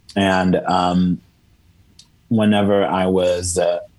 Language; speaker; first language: English; early bilingual, other home language; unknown